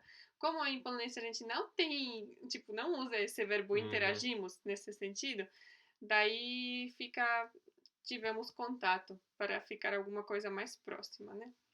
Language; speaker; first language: Portuguese; non-native, fluent; Polish